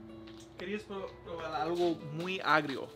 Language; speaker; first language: Spanish; non-native, learner; English